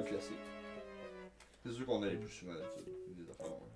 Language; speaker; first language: French; native; French